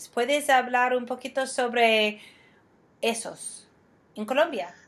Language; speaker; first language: Spanish; non-native, fluent; English